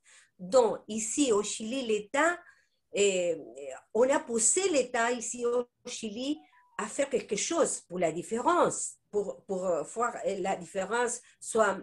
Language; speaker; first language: French; non-native, fluent; Spanish